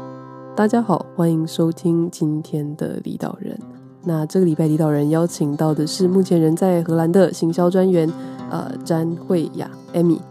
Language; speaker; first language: Chinese; native; Chinese